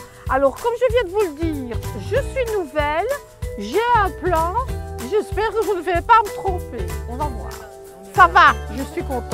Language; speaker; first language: French; native; French